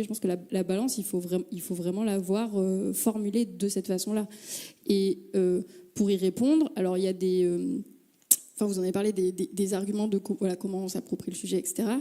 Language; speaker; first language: French; native; French